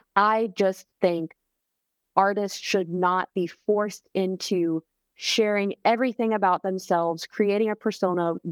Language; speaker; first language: English; native; English